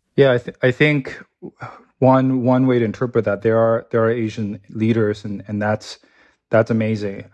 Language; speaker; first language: English; early bilingual, other home language; Chinese